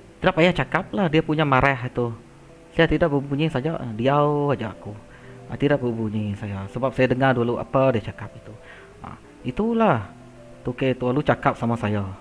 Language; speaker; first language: Malay; non-native, local second language; Iban